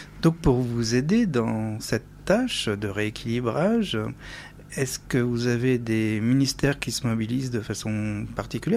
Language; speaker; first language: French; native; French